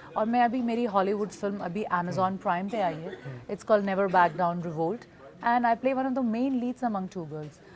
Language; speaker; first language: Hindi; non-native, local second language; Bhojpuri